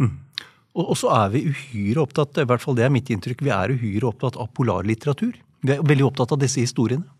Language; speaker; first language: Norwegian; native; Norwegian